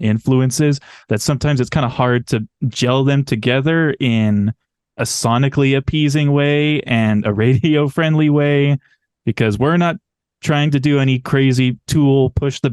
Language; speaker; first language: English; native; English